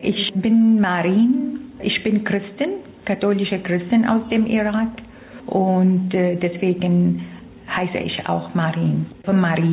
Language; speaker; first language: German; non-native, fluent; Arabic